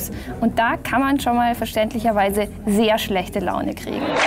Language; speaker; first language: German; native; German